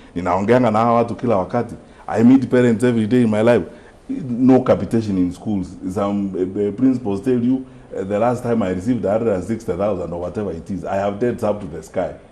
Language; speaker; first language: English; non-native, local second language; Gusii